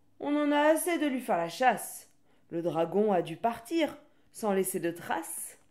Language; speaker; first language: French; native; French